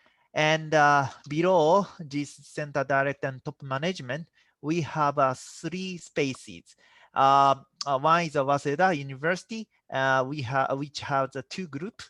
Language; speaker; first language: English; non-native, fluent; Japanese